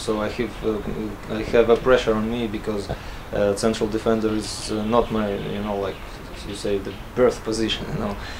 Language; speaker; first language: English; non-native, learner; Latvian